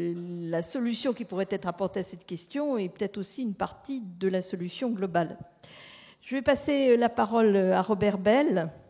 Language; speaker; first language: French; native; French